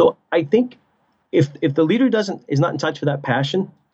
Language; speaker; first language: English; native; English